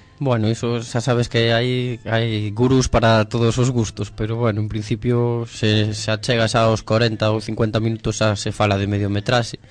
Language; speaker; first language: Galician; native; Galician